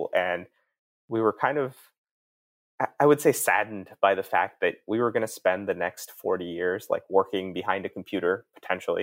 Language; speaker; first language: English; native; English